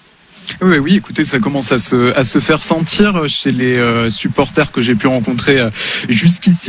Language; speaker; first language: French; native; French